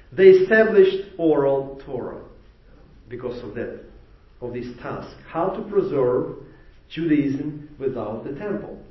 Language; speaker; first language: English; non-native, fluent; Ukrainian